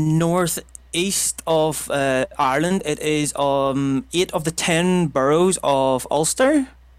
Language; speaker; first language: English; native; English